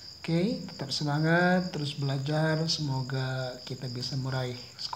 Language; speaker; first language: Indonesian; native; Indonesian